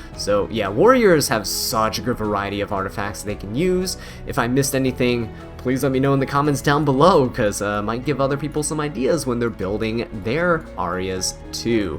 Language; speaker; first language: English; native; English